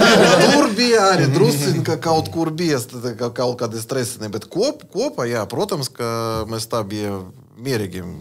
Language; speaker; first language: Latvian; non-native, learner; Russian